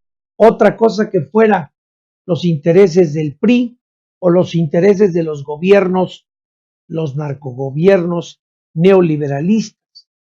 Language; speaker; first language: Spanish; native; Spanish